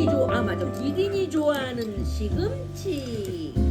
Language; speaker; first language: Korean; native; Korean